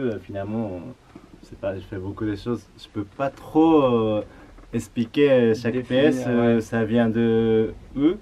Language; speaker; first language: French; non-native, learner; Japanese